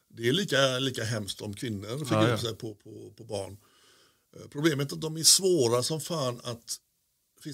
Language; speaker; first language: Swedish; native; Swedish